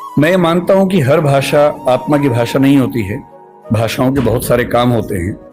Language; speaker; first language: Hindi; native; Hindi